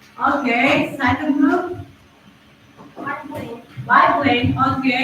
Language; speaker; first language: English; non-native, fluent; Uzbek